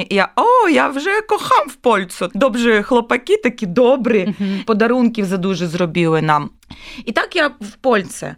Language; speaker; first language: Ukrainian; non-native, local second language; Russian